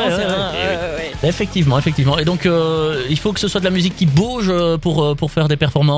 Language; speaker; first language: French; native; French